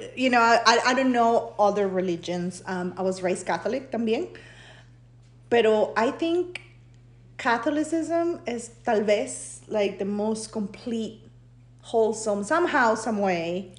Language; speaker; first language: English; non-native, fluent; Spanish